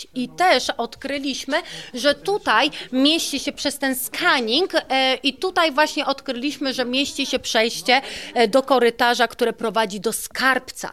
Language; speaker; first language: Polish; native; Polish